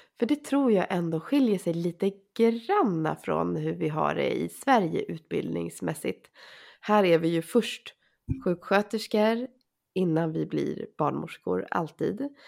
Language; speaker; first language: Swedish; native; Swedish